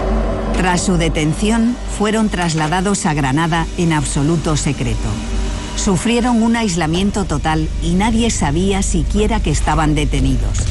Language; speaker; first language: Spanish; native; Spanish